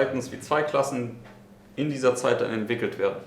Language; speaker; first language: German; native; German